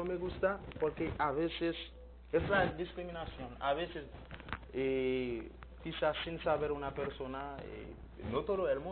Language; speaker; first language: Spanish; non-native, learner; Haitian Creole